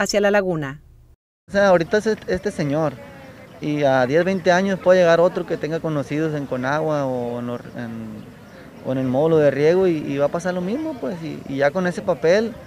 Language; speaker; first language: Spanish; native; Spanish